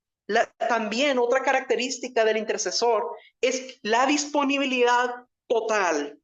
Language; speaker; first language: Spanish; native; Spanish